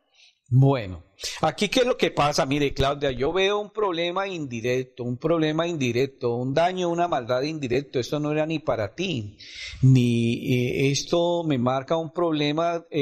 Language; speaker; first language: Spanish; native; Spanish